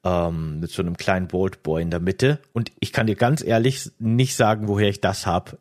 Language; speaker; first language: German; native; German